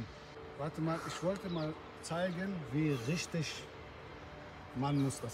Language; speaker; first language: German; non-native, learner; Chechen